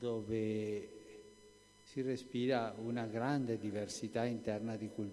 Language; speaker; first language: Italian; early bilingual, heritage; Spanish